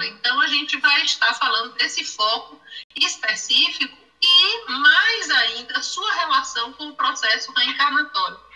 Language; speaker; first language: Portuguese; native; Portuguese